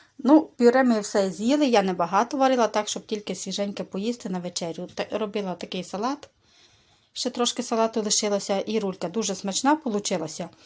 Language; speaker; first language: Ukrainian; native; Ukrainian